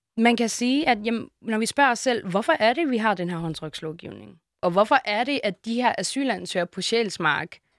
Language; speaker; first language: Danish; early bilingual, other home language; Bosnian